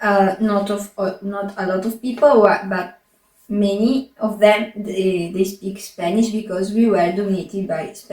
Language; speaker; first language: English; non-native, fluent; Arabic